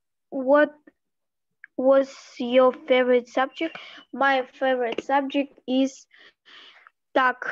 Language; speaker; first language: English; non-native, learner; Russian